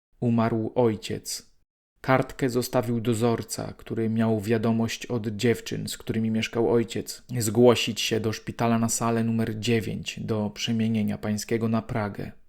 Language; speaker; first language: Polish; native; Polish